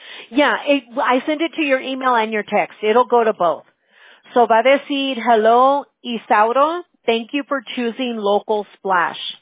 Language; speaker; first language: English; early bilingual, other home language; Spanish